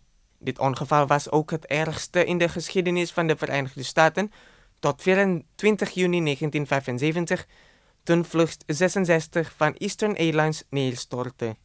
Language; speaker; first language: Dutch; non-native, fluent; Indonesian